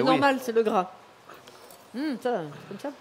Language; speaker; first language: French; native; French